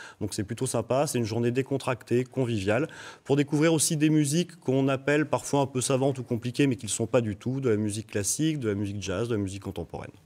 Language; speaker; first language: French; native; French